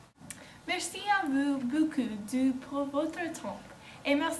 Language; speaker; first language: French; non-native, learner; English